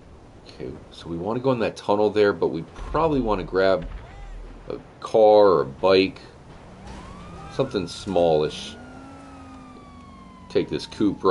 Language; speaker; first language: English; native; English